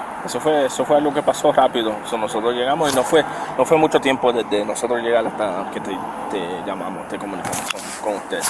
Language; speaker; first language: Spanish; early bilingual, other home language; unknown